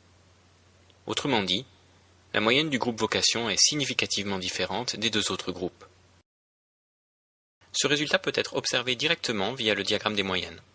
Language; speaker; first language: French; native; French